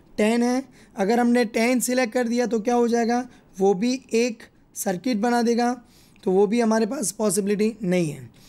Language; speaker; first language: Hindi; non-native, local second language; Gujarati